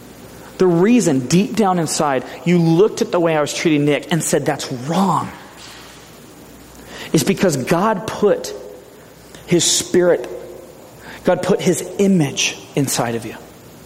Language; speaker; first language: English; native; English